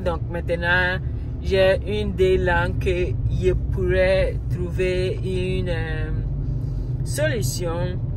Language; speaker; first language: French; non-native, learner; Akan